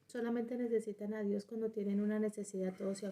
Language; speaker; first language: Spanish; native; Spanish